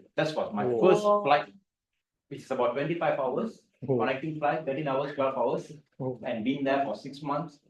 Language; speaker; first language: English; non-native, local second language; Tamil